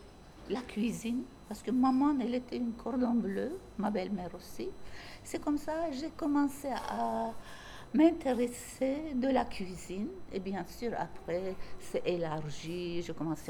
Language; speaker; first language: French; non-native, fluent; Turkish